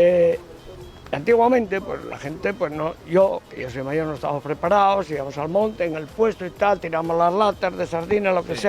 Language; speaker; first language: Spanish; native; Spanish